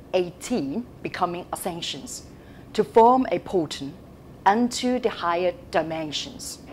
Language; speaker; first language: English; non-native, local second language; Cantonese